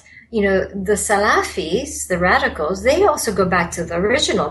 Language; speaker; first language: English; non-native, local second language; Malay